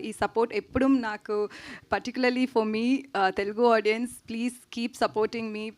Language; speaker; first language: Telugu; non-native, learner; Tamil